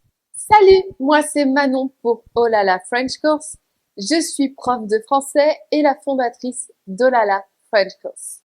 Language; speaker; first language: French; native; French